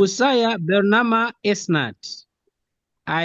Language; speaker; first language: Indonesian; non-native, learner; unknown